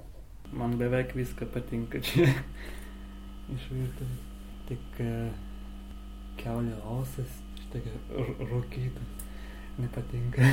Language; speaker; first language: Lithuanian; non-native, learner; Azerbaijani